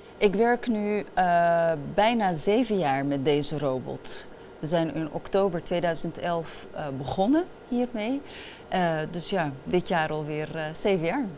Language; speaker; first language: Dutch; early bilingual, other home language; Arabic